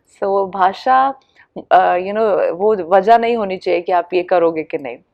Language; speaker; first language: Hindi; non-native, local second language; Punjabi